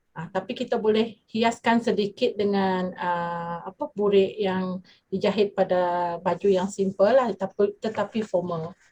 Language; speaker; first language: Malay; non-native, local second language; Iban